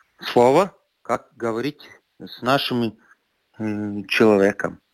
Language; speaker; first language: Russian; non-native, local second language; Latvian